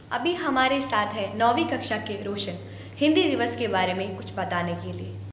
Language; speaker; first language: Hindi; non-native, local second language; Malayalam